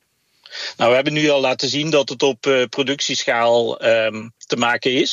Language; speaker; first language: Dutch; native; Dutch